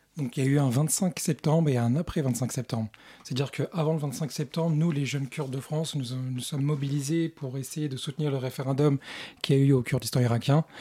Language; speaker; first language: French; early bilingual, other home language; Kurdish